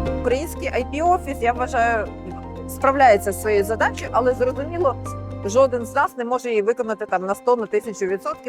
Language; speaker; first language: Ukrainian; native; Ukrainian